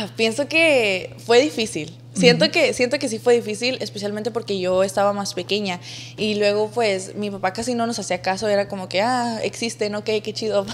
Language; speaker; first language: English; early bilingual, other home language; Spanish